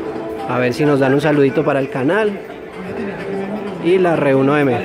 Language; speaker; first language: Spanish; native; Spanish